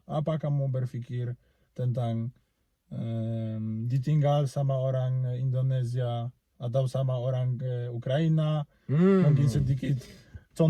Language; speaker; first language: Indonesian; non-native, learner; Polish